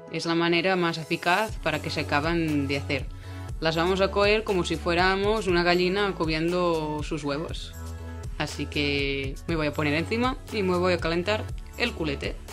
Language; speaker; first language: Spanish; non-native, local second language; Catalan